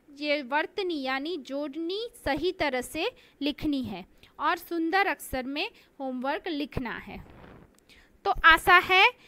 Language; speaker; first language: Hindi; non-native, local second language; Gujarati